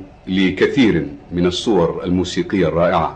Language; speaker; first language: Arabic; native; Arabic